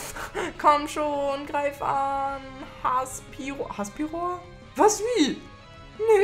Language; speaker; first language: German; native; German